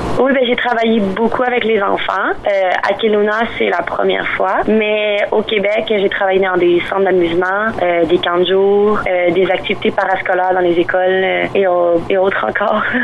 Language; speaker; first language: French; native; French